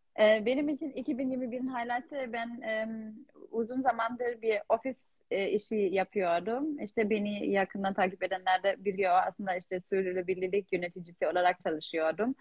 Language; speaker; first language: Turkish; non-native, fluent; German